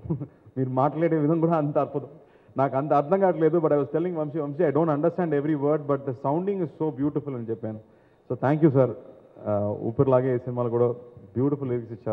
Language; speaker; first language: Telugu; non-native, learner; Tamil